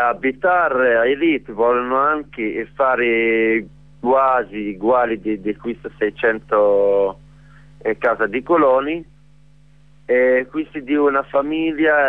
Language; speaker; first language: Italian; non-native, learner; Arabic